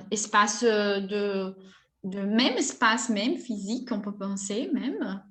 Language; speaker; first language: French; non-native, fluent; Portuguese